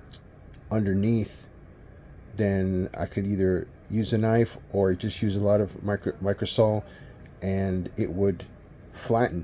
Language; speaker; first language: English; native; English